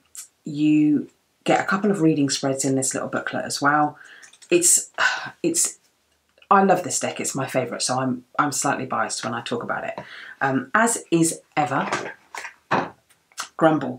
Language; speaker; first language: English; native; English